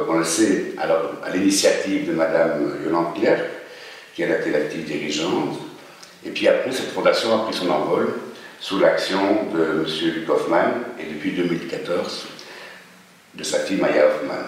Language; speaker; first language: French; native; French